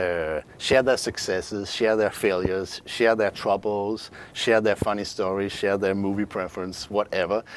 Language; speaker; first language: English; non-native, fluent; Danish